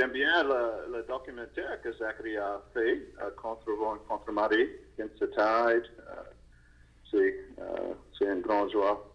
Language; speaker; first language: French; non-native, learner; English